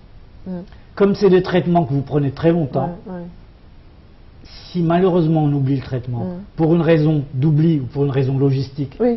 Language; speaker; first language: French; non-native, local second language; Arabic